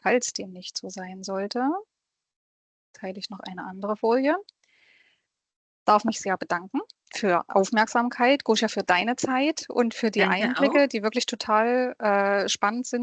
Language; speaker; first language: German; native; German